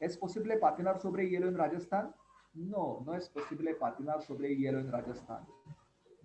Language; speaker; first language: Spanish; non-native, fluent; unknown